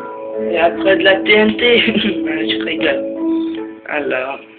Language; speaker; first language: French; native; French